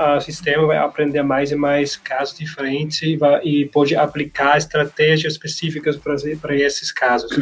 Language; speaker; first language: Portuguese; non-native, learner; German